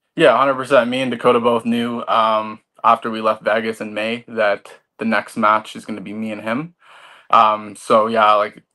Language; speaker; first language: English; native; English